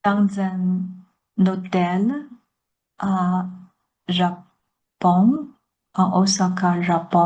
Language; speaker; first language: French; non-native, learner; Chinese